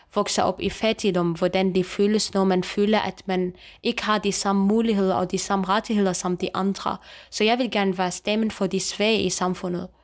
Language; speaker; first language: Danish; non-native, fluent; Arabic